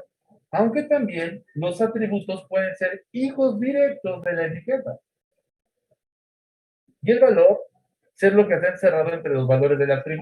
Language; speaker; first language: Spanish; native; Spanish